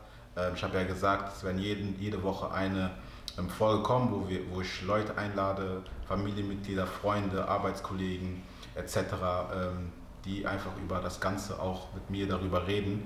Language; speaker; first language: German; native; German